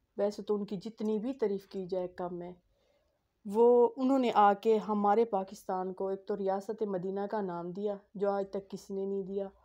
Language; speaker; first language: Urdu; non-native, local second language; Saraiki